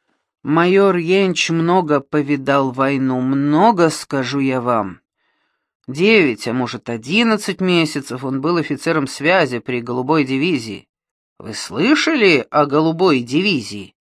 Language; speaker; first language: Russian; native; Russian